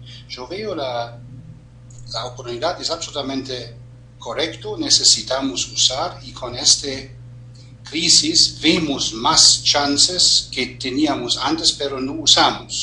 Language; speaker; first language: Spanish; non-native, fluent; German